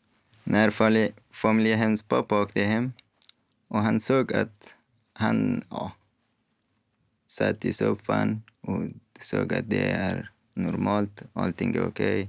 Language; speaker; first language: Swedish; non-native, fluent; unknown